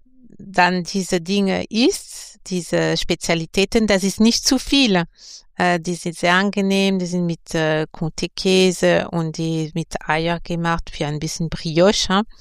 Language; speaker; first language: German; non-native, fluent; French